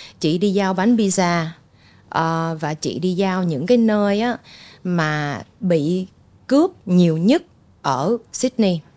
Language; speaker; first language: Vietnamese; early bilingual, heritage; Vietnamese